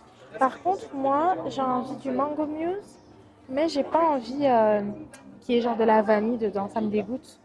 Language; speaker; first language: French; native; French